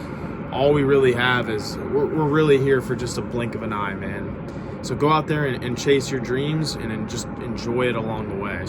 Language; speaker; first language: English; native; English